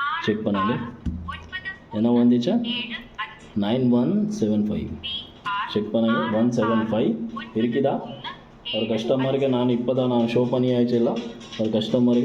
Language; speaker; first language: Tamil; non-native, learner; Kannada